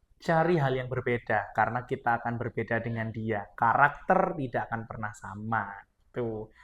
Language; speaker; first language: Indonesian; non-native, local second language; Madurese